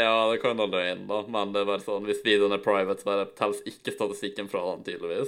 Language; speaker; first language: Norwegian; native; Norwegian